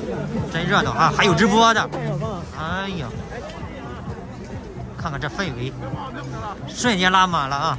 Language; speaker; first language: Chinese; native; Chinese